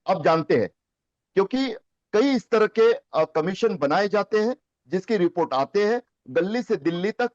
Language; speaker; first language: Hindi; non-native, local second language; Marathi